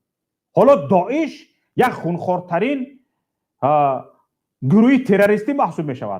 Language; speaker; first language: Persian; native; Persian